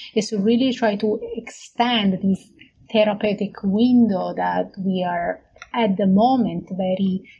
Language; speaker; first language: English; non-native, fluent; Italian